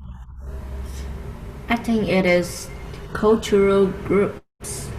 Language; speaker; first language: English; non-native, learner; Vietnamese